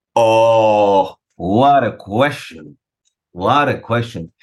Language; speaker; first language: English; non-native, fluent; Greek